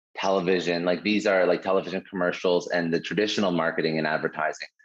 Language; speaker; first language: English; native; English